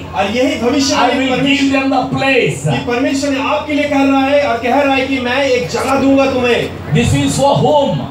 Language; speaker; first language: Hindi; non-native, local second language; Telugu